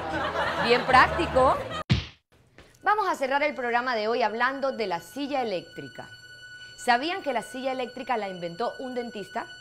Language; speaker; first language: Spanish; native; Spanish